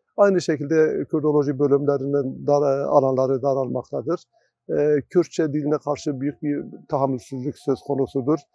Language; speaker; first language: Turkish; non-native, local second language; Kurdish